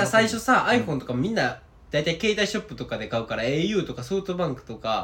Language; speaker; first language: Japanese; native; Japanese